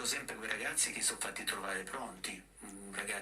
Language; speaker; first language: Italian; native; Italian